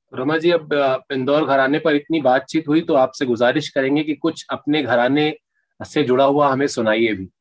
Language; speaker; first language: Hindi; native; Hindi